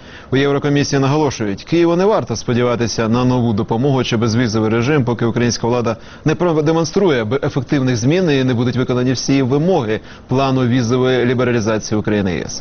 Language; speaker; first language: Ukrainian; native; Ukrainian